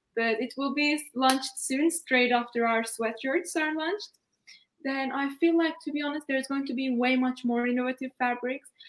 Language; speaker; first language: English; non-native, fluent; Turkish